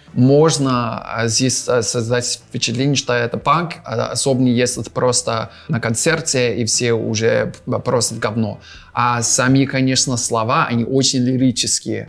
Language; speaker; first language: Russian; native; Russian